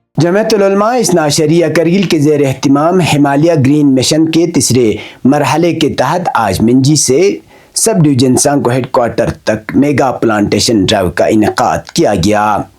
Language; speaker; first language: Urdu; non-native, local second language; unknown